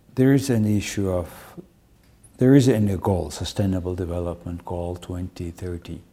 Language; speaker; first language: English; non-native, fluent; Mongolian